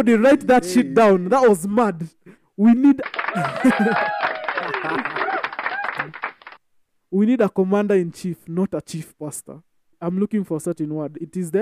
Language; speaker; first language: English; non-native, local second language; Swahili